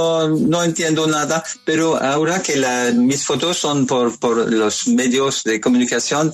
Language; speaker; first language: Spanish; non-native, learner; French